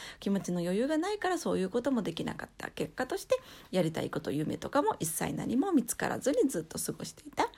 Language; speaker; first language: Japanese; native; Japanese